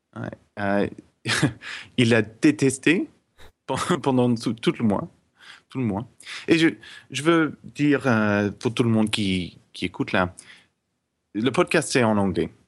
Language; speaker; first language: French; non-native, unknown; English